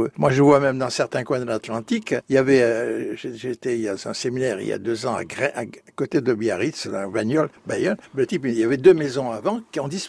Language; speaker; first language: French; native; French